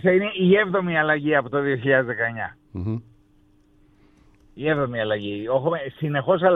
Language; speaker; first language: Greek; native; Greek